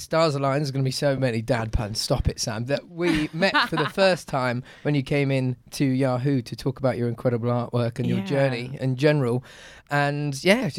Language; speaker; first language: English; native; English